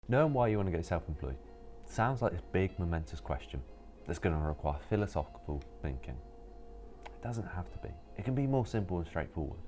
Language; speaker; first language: English; native; English